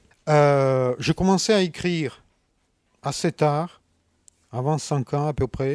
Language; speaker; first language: French; non-native, fluent; Russian